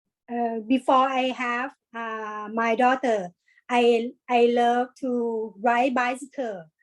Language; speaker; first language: English; non-native, learner; Thai